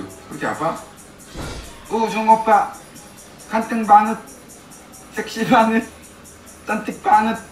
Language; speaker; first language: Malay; non-native, fluent; Korean